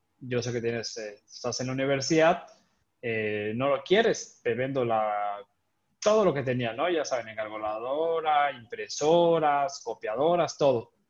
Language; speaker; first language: Spanish; native; Spanish